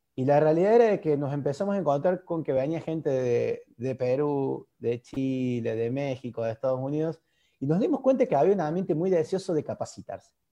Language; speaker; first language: Spanish; native; Spanish